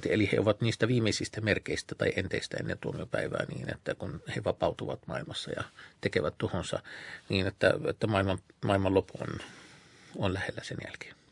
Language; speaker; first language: Finnish; non-native, fluent; Arabic